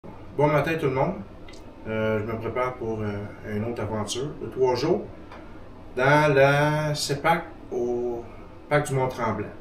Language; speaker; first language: French; native; French